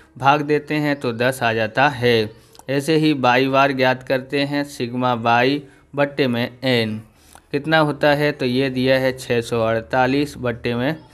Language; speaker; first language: Hindi; non-native, local second language; Gujarati